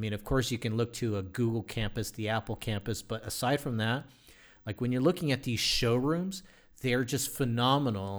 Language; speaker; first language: English; native; English